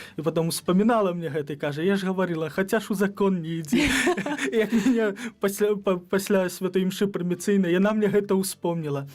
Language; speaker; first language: Belarusian; native; Belarusian